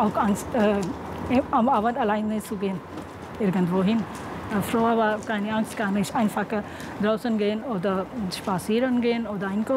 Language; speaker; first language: German; non-native, learner; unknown